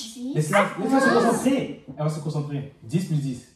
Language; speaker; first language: French; native; French